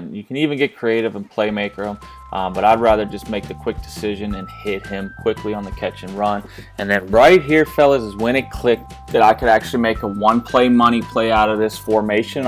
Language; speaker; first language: English; native; English